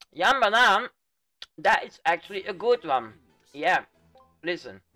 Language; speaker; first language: English; non-native, fluent; Dutch